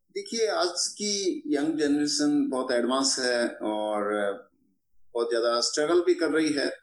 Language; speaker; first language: Hindi; native; Hindi